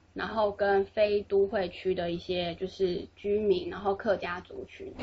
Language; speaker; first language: Chinese; native; Chinese